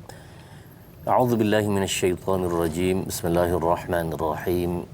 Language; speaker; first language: Malay; native; Malay